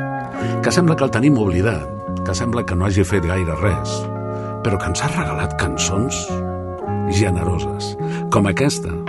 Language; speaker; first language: Catalan; native; Catalan